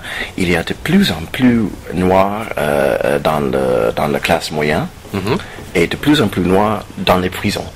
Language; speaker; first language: French; non-native, fluent; English